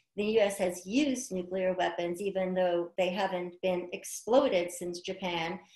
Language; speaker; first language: English; native; English